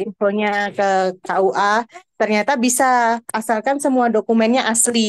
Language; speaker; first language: Indonesian; native; Indonesian